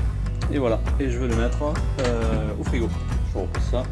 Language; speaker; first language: French; native; French